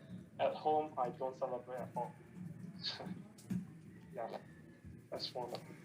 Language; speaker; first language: English; non-native, learner; Japanese